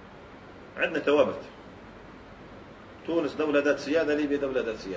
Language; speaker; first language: Arabic; native; Arabic